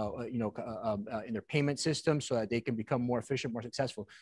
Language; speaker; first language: English; native; English